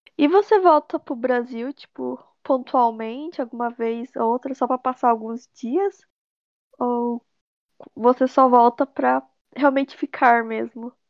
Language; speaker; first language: Portuguese; native; Portuguese